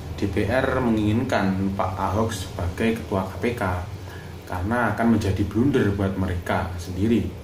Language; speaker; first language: Indonesian; non-native, local second language; Javanese